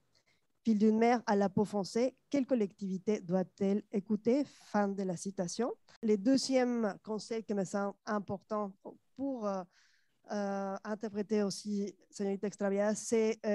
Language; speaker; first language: French; non-native, fluent; Spanish